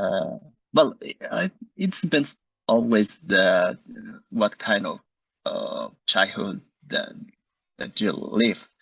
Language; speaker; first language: English; non-native, learner; Spanish